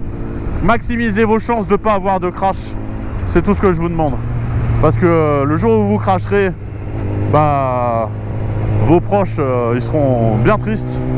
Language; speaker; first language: French; native; French